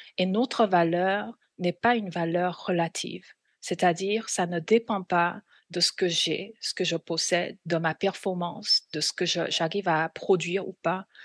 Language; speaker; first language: French; non-native, fluent; Korean